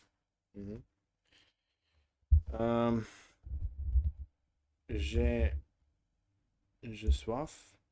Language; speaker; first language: French; non-native, learner; Russian